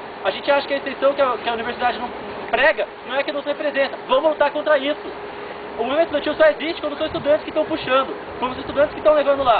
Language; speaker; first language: Portuguese; native; Portuguese